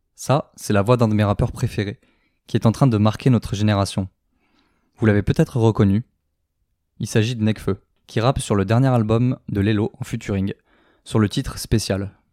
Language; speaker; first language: French; native; French